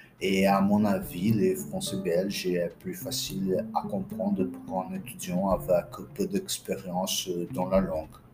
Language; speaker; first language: French; non-native, fluent; Portuguese